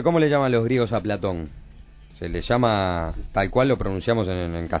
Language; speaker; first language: Spanish; native; Spanish